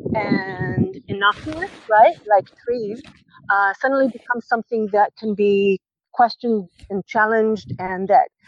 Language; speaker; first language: English; non-native, fluent; Hebrew